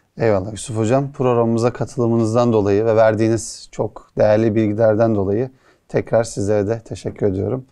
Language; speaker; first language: Turkish; native; Turkish